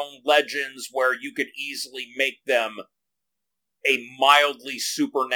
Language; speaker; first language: English; native; English